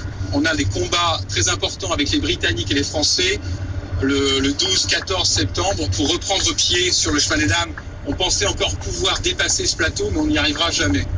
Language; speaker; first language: French; native; French